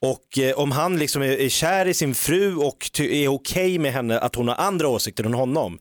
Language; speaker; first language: Swedish; native; Swedish